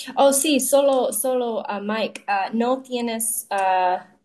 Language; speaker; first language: Spanish; non-native, fluent; Russian